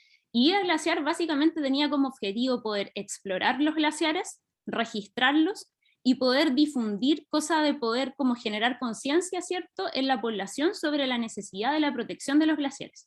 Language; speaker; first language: Spanish; native; Spanish